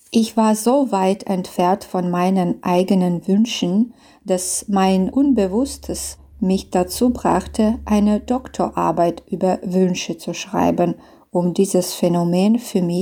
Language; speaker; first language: German; non-native, fluent; Belarusian